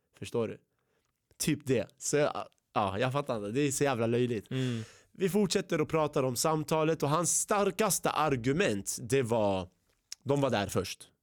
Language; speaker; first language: Swedish; early bilingual, other home language; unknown